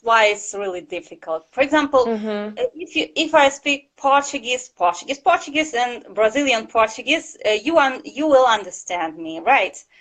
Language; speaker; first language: English; non-native, fluent; Russian